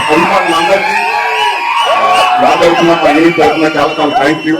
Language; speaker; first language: Telugu; native; Telugu